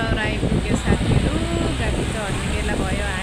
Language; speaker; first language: Nepali; native; Nepali